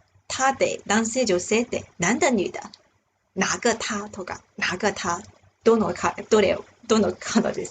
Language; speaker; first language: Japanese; non-native, fluent; Chinese